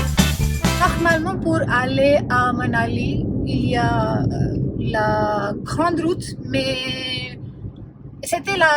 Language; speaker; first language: French; non-native, fluent; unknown